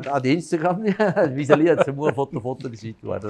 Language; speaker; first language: Indonesian; non-native, fluent; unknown